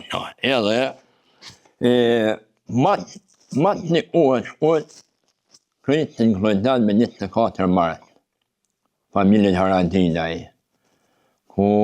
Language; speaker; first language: Albanian; native; Albanian